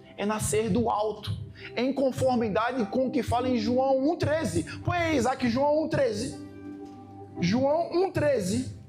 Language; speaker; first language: Portuguese; native; Portuguese